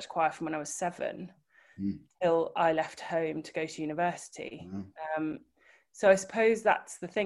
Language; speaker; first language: English; native; English